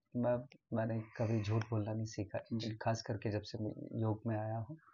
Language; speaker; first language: Hindi; non-native, local second language; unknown